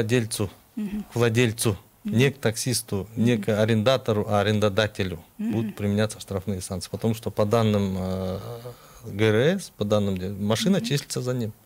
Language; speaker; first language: Russian; non-native, local second language; Kyrgyz